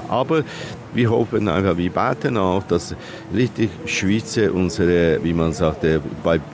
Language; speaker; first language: German; non-native, learner; Persian